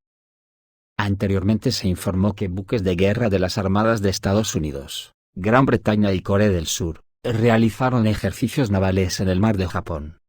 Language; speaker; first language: Spanish; native; Spanish